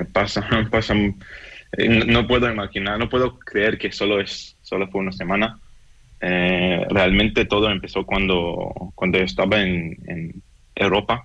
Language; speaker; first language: Spanish; non-native, fluent; Hebrew